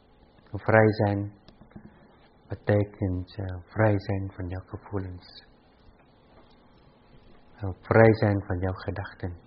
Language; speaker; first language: Dutch; non-native, fluent; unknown